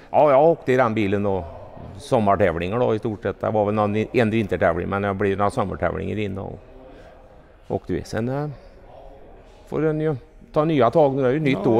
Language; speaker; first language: Swedish; native; Swedish